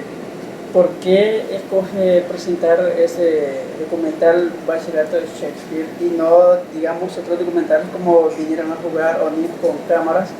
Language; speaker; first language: Spanish; native; Spanish